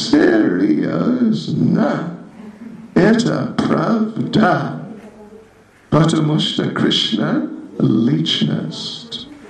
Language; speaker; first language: Russian; non-native, learner; English